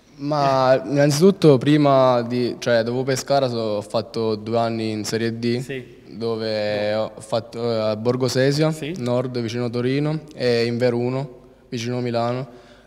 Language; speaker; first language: Italian; native; Italian